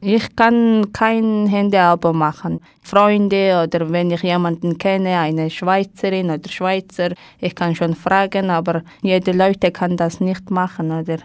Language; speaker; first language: German; non-native, learner; Mongolian